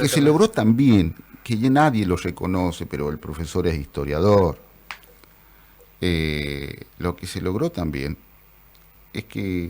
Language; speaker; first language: Spanish; native; Spanish